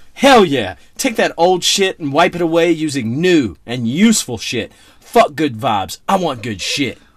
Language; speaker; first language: English; native; English